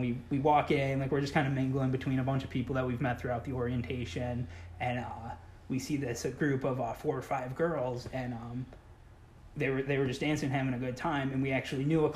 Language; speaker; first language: English; native; English